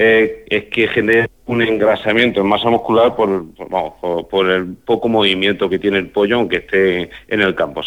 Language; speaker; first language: Spanish; native; Spanish